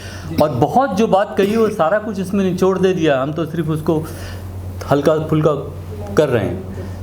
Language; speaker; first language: Hindi; native; Hindi